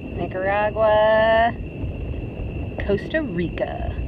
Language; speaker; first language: Spanish; non-native, learner; English